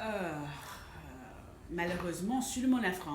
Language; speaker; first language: French; non-native, fluent; English